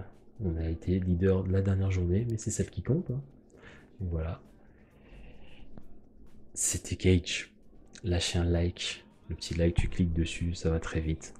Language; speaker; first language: French; native; French